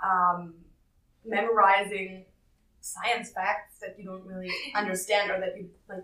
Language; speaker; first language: English; non-native, fluent; German